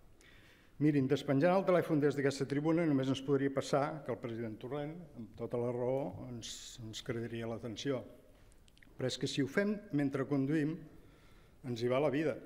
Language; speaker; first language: Catalan; native; Catalan